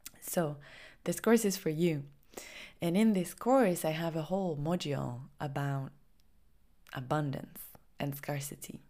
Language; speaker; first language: English; non-native, fluent; French